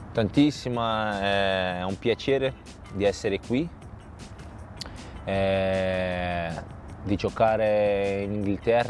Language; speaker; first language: Italian; non-native, fluent; Portuguese